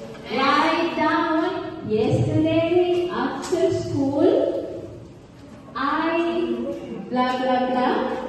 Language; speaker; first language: English; non-native, learner; Indonesian